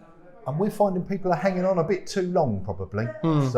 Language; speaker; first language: English; native; English